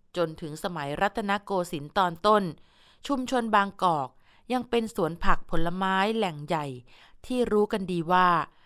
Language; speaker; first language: Thai; native; Thai